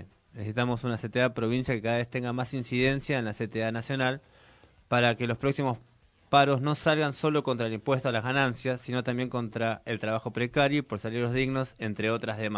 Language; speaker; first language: Spanish; native; Spanish